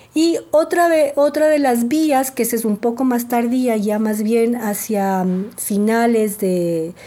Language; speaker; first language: Spanish; native; Spanish